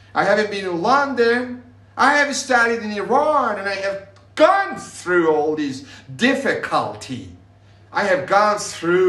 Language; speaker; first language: English; non-native, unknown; Persian